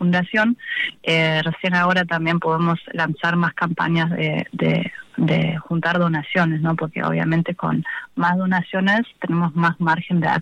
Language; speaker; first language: Spanish; non-native, fluent; German